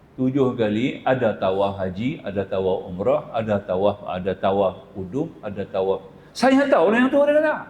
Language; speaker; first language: Malay; native; Malay